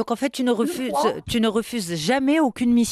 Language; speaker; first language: French; non-native, local second language; Arabic